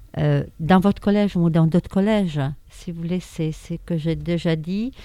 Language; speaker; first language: French; non-native, fluent; Polish